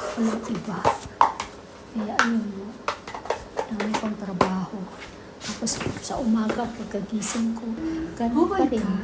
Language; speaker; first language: Filipino; non-native, local second language; Waray